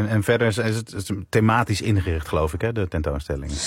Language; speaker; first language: Dutch; native; Dutch